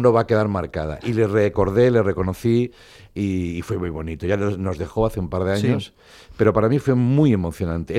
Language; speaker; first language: Spanish; non-native, local second language; Catalan